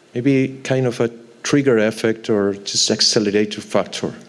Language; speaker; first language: English; non-native, fluent; Galician